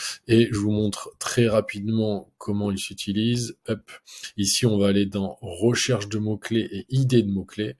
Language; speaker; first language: French; native; French